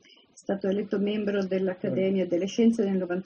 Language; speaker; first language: Italian; native; Italian